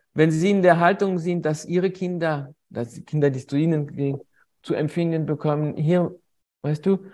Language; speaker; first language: German; non-native, fluent; French